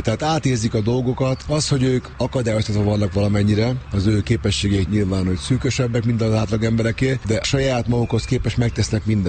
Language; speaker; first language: Hungarian; native; Hungarian